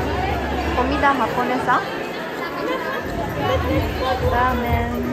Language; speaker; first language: Spanish; non-native, learner; Japanese